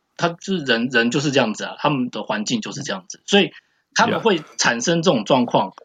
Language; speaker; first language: Chinese; native; Chinese